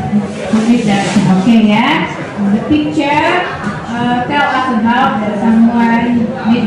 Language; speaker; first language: English; non-native, learner; Indonesian